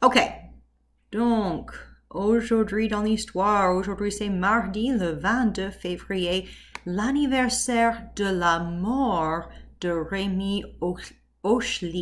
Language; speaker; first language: French; non-native, fluent; English